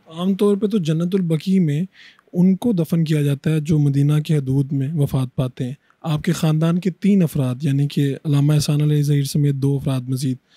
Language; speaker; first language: Urdu; non-native, local second language; Punjabi